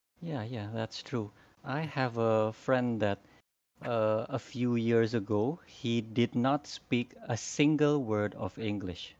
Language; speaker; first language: English; non-native, fluent; Indonesian